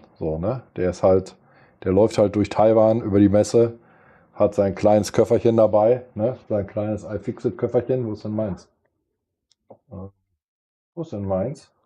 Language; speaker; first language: German; native; German